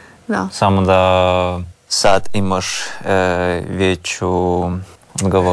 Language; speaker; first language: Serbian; non-native, learner; Russian